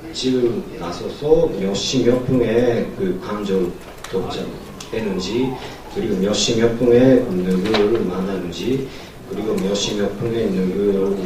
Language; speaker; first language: Korean; non-native, learner; Japanese